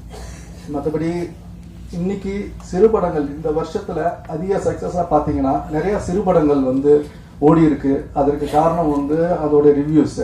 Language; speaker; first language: Tamil; native; Tamil